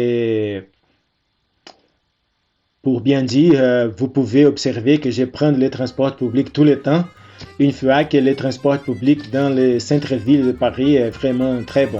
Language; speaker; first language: French; non-native, fluent; Portuguese